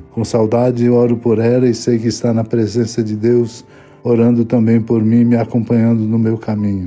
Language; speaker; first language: Portuguese; native; Portuguese